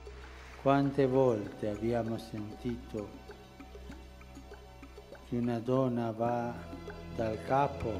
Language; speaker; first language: Italian; non-native, fluent; Spanish